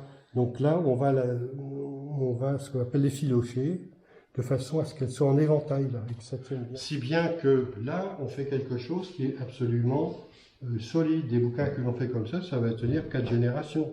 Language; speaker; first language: French; native; French